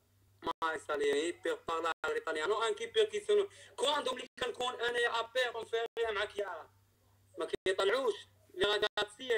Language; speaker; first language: Italian; non-native, learner; Arabic